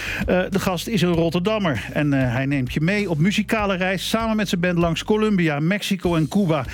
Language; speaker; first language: Dutch; native; Dutch